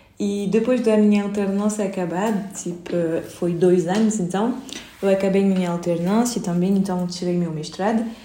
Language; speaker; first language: Portuguese; early bilingual, heritage; Portuguese